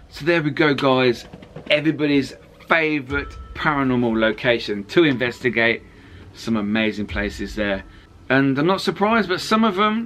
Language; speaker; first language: English; native; English